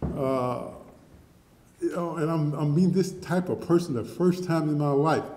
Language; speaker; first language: English; native; English